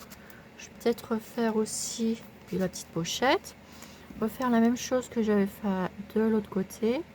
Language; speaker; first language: French; native; French